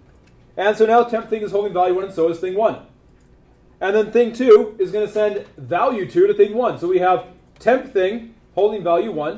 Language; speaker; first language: English; native; English